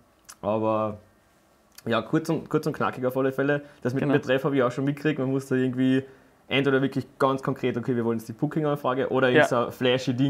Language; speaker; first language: German; native; German